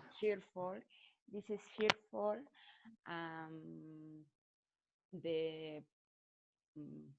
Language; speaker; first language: English; non-native, learner; Spanish